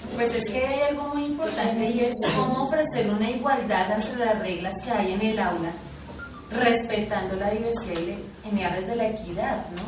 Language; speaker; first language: Spanish; native; Spanish